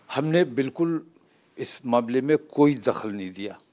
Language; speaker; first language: Hindi; native; Hindi